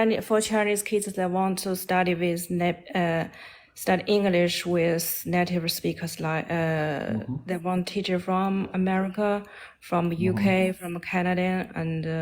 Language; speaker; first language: English; non-native, learner; Chinese